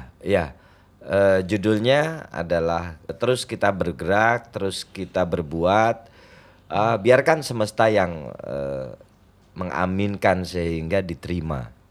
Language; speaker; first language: Indonesian; non-native, local second language; Javanese